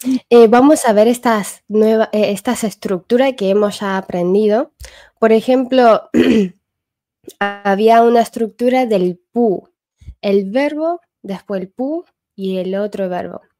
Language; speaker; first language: Spanish; non-native, fluent; Chinese